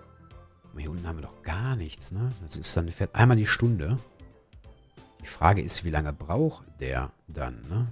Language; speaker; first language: German; native; German